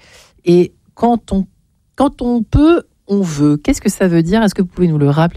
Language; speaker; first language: French; native; French